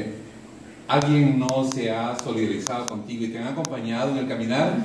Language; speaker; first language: Spanish; native; Spanish